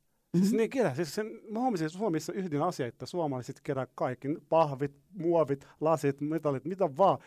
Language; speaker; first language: Finnish; non-native, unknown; Arabic